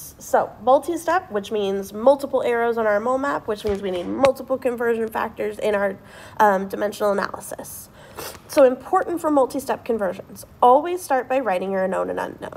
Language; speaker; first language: English; native; English